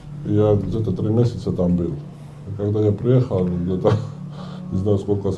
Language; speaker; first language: Russian; non-native, fluent; Georgian